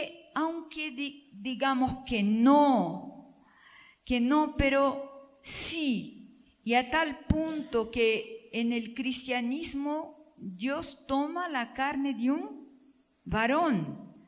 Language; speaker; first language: Spanish; non-native, fluent; Portuguese